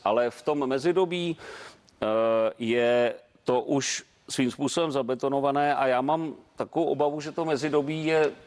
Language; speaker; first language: Czech; native; Czech